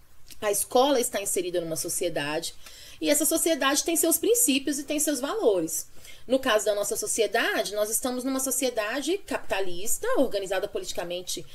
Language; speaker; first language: Portuguese; native; Portuguese